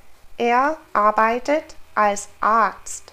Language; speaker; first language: German; non-native, fluent; English